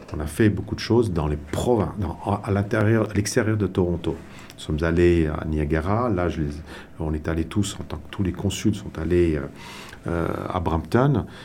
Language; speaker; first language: French; non-native, local second language; Tamil